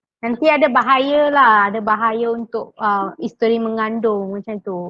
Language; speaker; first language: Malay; non-native, local second language; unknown